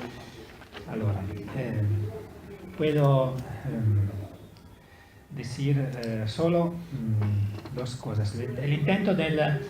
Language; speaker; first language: Spanish; non-native, fluent; Italian